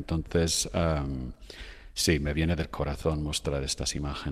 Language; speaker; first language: Spanish; non-native, fluent; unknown